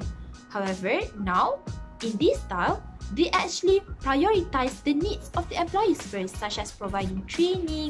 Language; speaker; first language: English; non-native, local second language; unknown